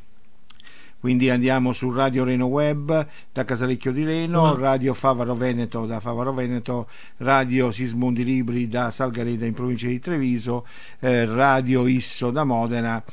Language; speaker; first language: Italian; native; Italian